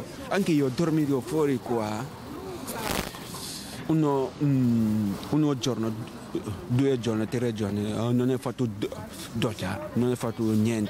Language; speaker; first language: Italian; early bilingual, other home language; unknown